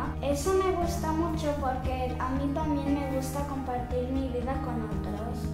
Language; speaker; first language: Spanish; early bilingual, other home language; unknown